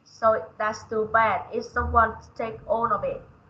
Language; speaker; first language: English; non-native, learner; Vietnamese